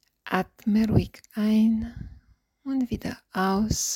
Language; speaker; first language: German; non-native, fluent; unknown